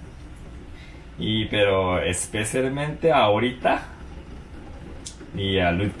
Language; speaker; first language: Spanish; non-native, learner; Japanese